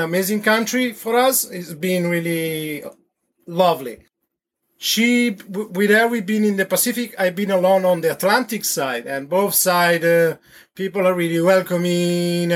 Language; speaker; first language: English; non-native, fluent; Italian